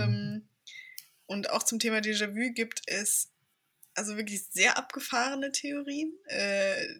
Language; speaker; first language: German; native; German